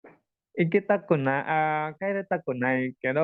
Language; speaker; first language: Japanese; non-native, learner; Indonesian